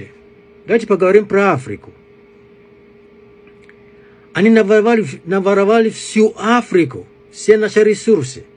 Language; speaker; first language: Russian; non-native, fluent; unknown